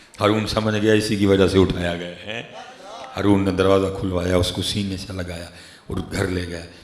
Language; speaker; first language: Urdu; non-native, local second language; Punjabi